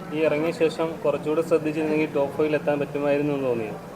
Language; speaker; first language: Malayalam; native; Malayalam